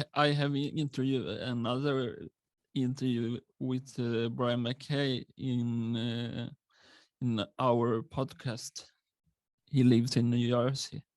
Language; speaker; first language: English; non-native, learner; Swedish